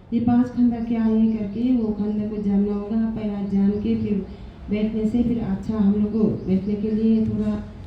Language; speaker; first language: Hindi; non-native, learner; Burmese